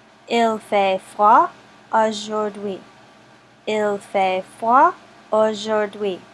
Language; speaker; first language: French; non-native, fluent; English